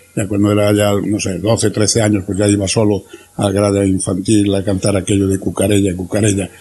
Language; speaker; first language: Spanish; native; Spanish